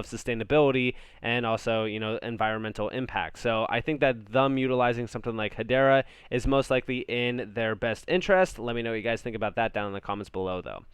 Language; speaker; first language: English; native; English